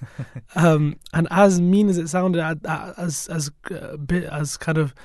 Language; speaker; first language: English; native; English